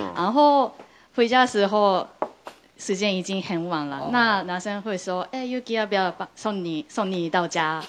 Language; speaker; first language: Chinese; non-native, fluent; Japanese